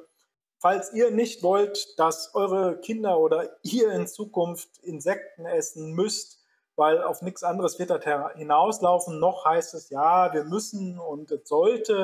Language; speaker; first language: German; native; German